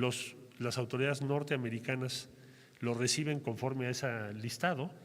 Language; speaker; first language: Spanish; native; Spanish